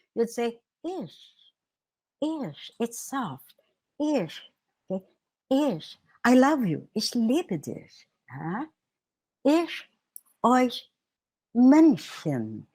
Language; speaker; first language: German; non-native, fluent; Filipino